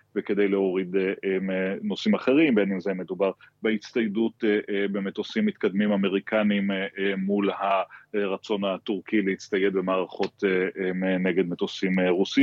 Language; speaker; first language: Hebrew; native; Hebrew